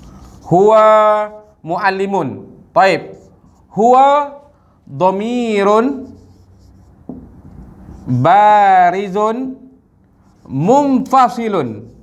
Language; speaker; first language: Arabic; non-native, fluent; Malay